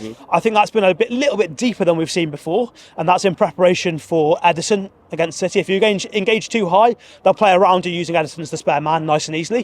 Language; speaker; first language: English; native; English